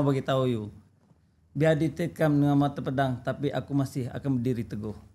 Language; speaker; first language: Malay; native; Malay